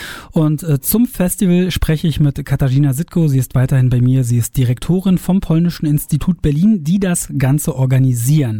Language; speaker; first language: German; native; German